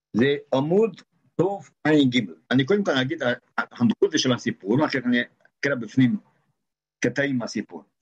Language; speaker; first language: Hebrew; non-native, local second language; Yiddish